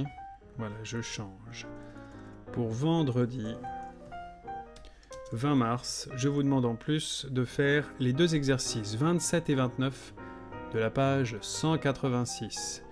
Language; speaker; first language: French; native; French